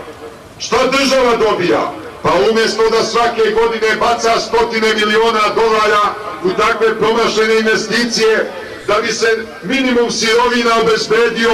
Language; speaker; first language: Bosnian; native; Bosnian